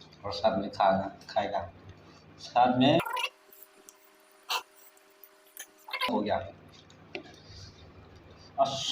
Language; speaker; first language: Hindi; non-native, local second language; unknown